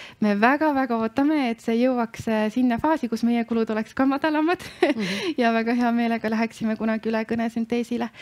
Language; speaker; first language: Estonian; native; Estonian